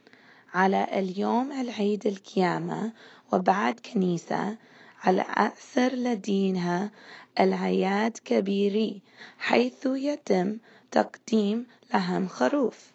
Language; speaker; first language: Arabic; non-native, learner; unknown